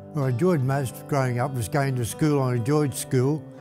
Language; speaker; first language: English; native; English